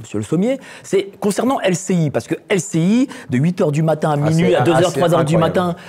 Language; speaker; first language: French; non-native, fluent; Polish